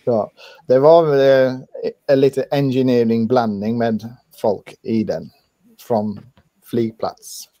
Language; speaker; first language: Swedish; non-native, fluent; English